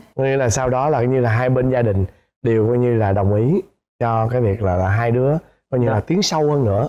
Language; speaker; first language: Vietnamese; native; Vietnamese